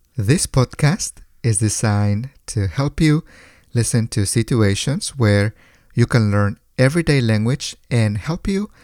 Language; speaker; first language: English; non-native, fluent; Spanish